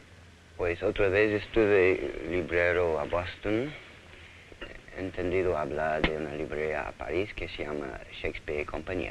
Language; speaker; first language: Spanish; non-native, fluent; English